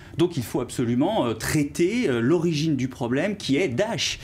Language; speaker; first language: French; native; French